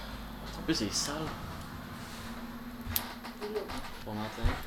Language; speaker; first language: French; native; French